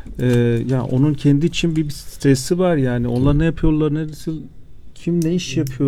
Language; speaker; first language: Turkish; non-native, fluent; Azerbaijani